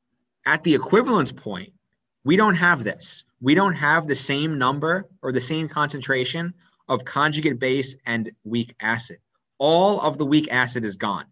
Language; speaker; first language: English; native; English